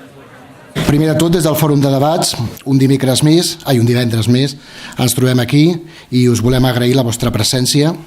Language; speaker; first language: Catalan; native; Catalan